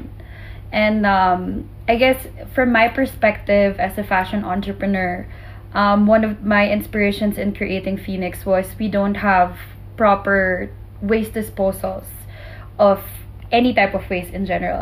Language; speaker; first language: English; non-native, local second language; Filipino